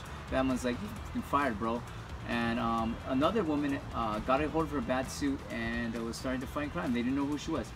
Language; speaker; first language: English; native; English